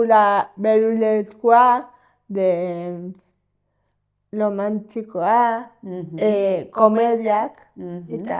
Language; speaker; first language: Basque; non-native, local second language; Spanish